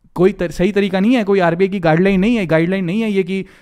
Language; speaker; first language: Hindi; native; Hindi